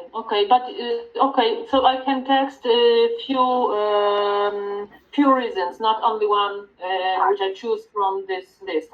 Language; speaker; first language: English; non-native, learner; Polish